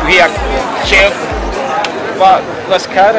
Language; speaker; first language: Danish; non-native, learner; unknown